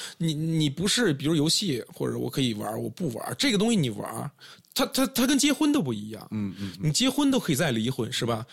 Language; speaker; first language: Chinese; native; Chinese